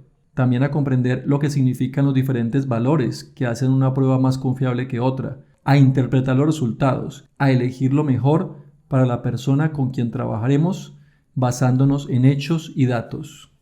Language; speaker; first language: Spanish; native; Spanish